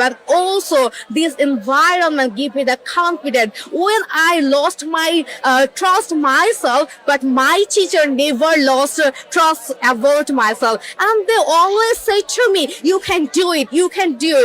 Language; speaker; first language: English; non-native, learner; Bangla